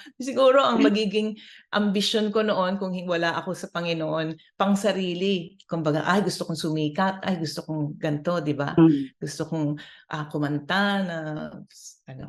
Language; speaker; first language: Filipino; native; Filipino